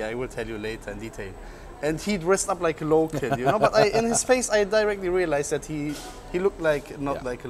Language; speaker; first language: English; non-native, learner; German